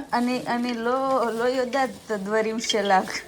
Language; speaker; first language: Hebrew; non-native, learner; Gujarati